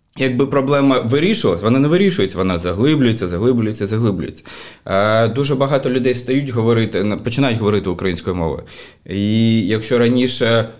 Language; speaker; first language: Ukrainian; non-native, local second language; Russian